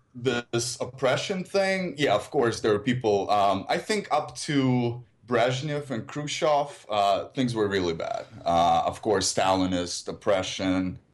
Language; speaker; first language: English; early bilingual, other home language; Russian